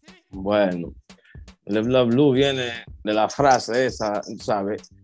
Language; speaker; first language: Spanish; early bilingual, heritage; Spanish